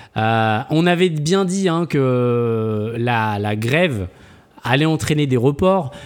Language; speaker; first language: French; native; French